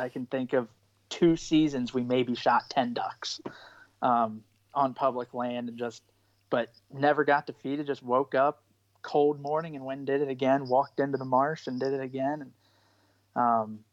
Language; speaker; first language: English; native; English